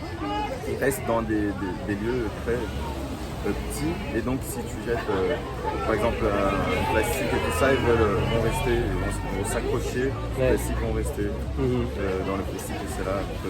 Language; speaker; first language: French; non-native, fluent; Portuguese